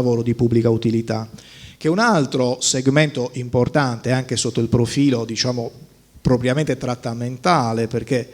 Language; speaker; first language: Italian; native; Italian